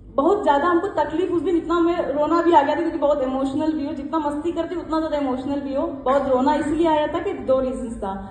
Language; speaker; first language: Hindi; non-native, local second language; Kannada